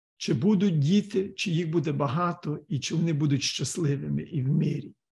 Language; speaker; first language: Ukrainian; early bilingual, heritage; Ukrainian